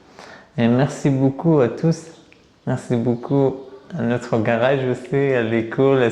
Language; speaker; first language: French; non-native, learner; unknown